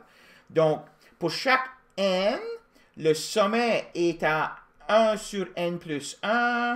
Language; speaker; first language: French; native; French